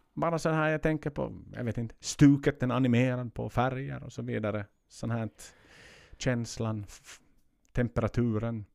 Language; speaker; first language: Swedish; native; Swedish